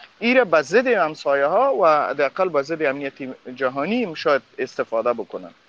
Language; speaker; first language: Persian; non-native, local second language; Pashto